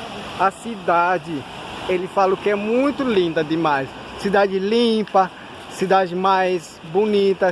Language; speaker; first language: Portuguese; non-native, local second language; Ticuna